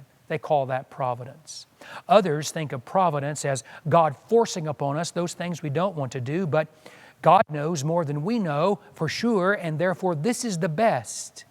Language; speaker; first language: English; native; English